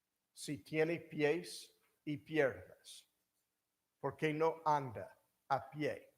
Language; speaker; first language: Spanish; non-native, fluent; English